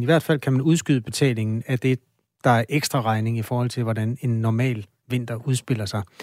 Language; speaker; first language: Danish; native; Danish